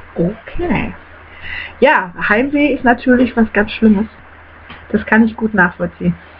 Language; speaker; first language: German; native; German